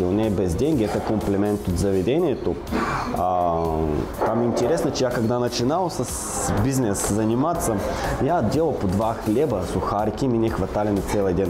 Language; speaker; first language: Russian; non-native, learner; Bulgarian